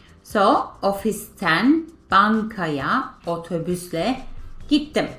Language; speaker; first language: Turkish; non-native, fluent; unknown